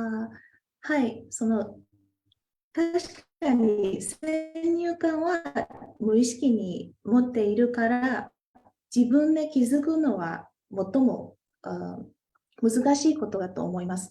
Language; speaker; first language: Japanese; non-native, fluent; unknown